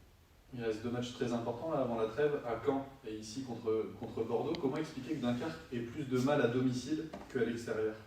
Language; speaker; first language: French; native; French